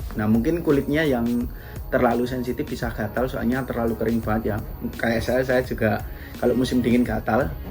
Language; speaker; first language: Indonesian; non-native, local second language; Javanese